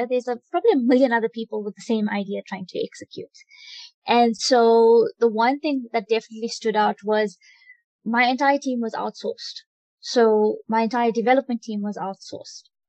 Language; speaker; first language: English; native; English